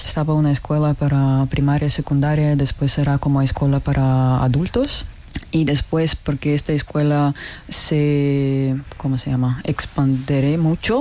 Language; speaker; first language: Spanish; non-native, learner; Russian